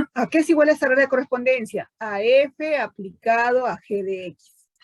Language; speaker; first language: Spanish; native; Spanish